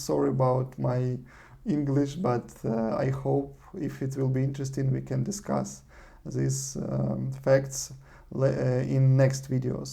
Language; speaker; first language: English; non-native, learner; Russian